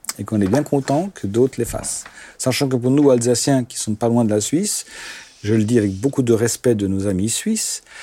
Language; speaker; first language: French; non-native, local second language; Swiss German